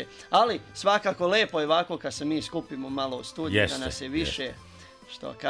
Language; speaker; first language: Serbian; native; Serbian